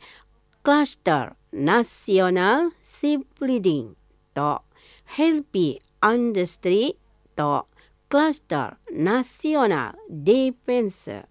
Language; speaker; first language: Japanese; non-native, fluent; Indonesian